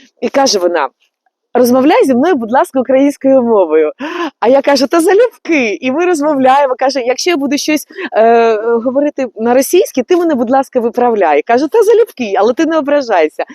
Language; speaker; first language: Ukrainian; native; Ukrainian